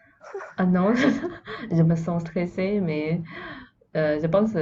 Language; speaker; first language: French; non-native, fluent; Chinese